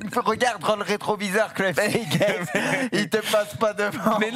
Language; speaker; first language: French; native; French